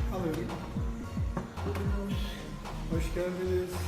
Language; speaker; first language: Turkish; non-native, learner; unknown